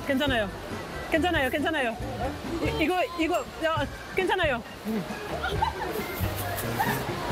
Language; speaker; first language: Korean; non-native, learner; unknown